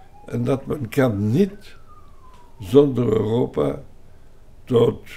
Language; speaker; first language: Dutch; non-native, local second language; French